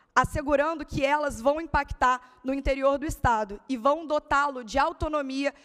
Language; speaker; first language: Portuguese; native; Portuguese